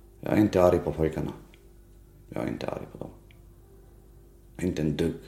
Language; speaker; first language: Swedish; non-native, local second language; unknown